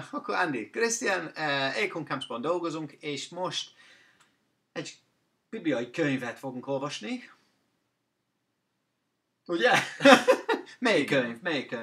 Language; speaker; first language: Hungarian; non-native, fluent; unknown